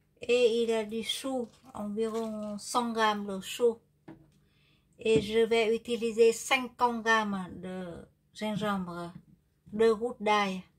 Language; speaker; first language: French; non-native, learner; Vietnamese